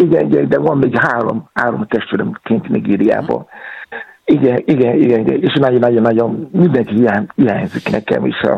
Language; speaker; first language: Hungarian; non-native, fluent; Yoruba